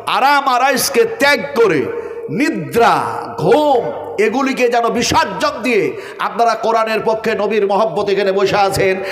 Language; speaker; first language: Bangla; non-native, local second language; Urdu